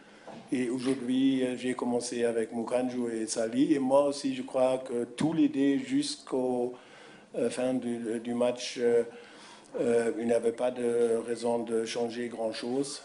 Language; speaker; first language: French; non-native, fluent; German